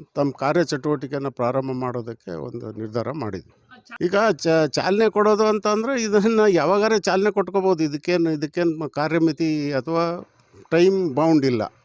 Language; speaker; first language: Kannada; non-native, local second language; Lambadi